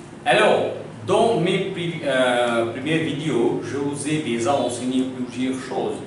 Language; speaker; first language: French; non-native, fluent; Hindi